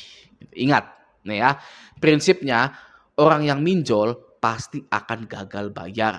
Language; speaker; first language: Indonesian; native; Indonesian